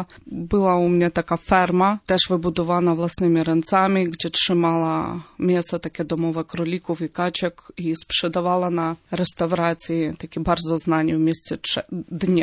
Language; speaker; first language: Polish; non-native, fluent; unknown